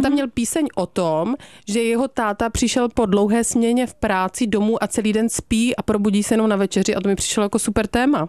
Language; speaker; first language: Czech; native; Czech